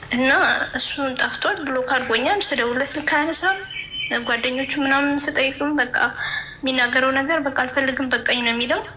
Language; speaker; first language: Amharic; native; Amharic